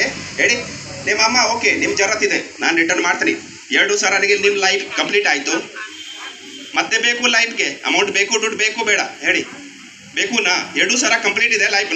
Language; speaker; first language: Kannada; non-native, learner; Hindi